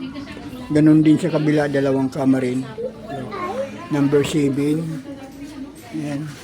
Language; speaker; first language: Filipino; native; Filipino